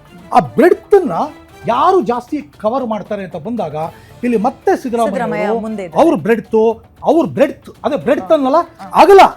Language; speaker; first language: Kannada; native; Kannada